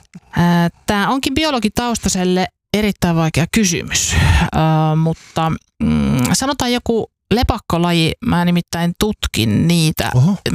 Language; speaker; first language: Finnish; native; Finnish